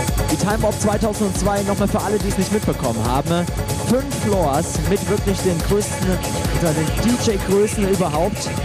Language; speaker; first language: German; native; German